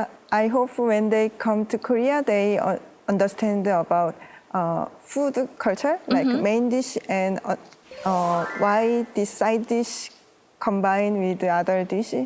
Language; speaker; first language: English; non-native, learner; Korean